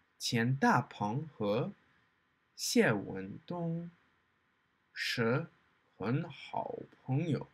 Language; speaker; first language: Chinese; non-native, learner; English